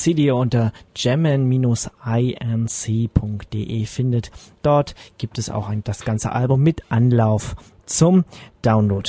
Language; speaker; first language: German; native; German